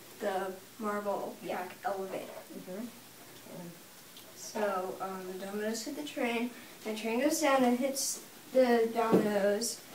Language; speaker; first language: English; native; English